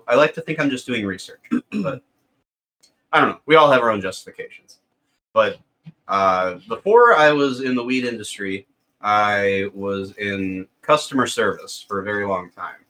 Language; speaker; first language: English; native; English